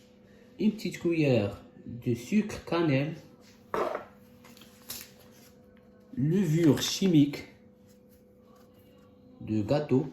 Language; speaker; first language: French; non-native, local second language; Arabic